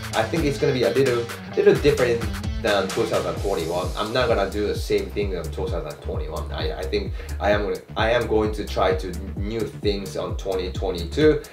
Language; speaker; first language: English; non-native, fluent; Japanese